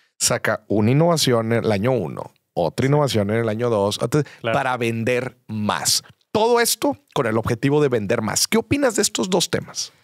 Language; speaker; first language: Spanish; native; Spanish